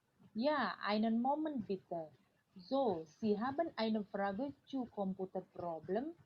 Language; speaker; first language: German; non-native, fluent; Indonesian